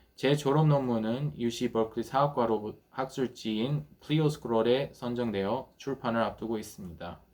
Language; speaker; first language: Korean; early bilingual, heritage; English